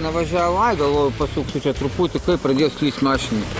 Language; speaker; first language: Lithuanian; native; Lithuanian